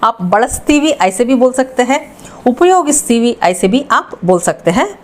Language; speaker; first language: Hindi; non-native, local second language; Kannada